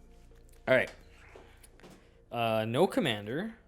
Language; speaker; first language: English; native; English